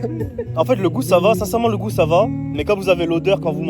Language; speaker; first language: French; native; French